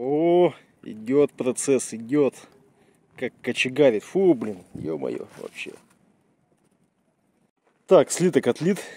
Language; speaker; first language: Russian; native; Russian